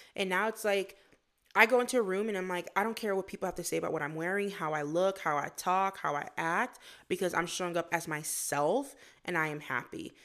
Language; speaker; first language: English; native; English